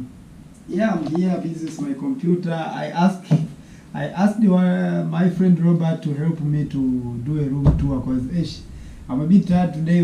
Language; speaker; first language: English; non-native, local second language; Swahili